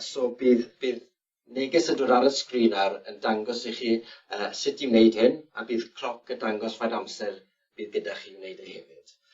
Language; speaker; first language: Welsh; native; Welsh